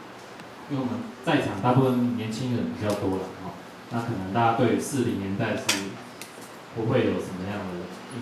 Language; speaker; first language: Chinese; native; Chinese